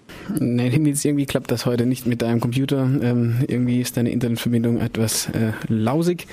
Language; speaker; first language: German; native; German